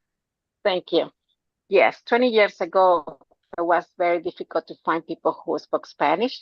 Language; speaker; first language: English; non-native, fluent; Spanish